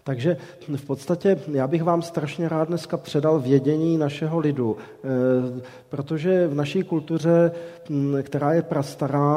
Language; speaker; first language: Czech; native; Czech